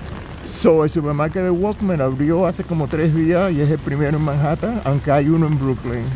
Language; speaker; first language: Spanish; early bilingual, heritage; Spanish